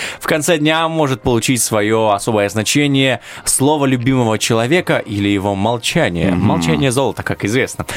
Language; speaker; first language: Russian; non-native, local second language; Romanian